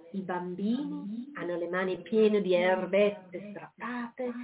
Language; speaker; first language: Italian; non-native, fluent; German